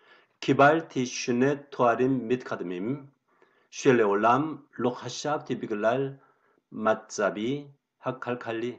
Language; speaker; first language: Hebrew; non-native, fluent; Korean